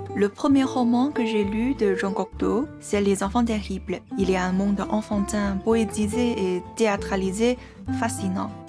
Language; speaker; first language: French; non-native, fluent; Chinese